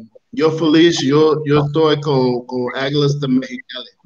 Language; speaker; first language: Spanish; non-native, learner; English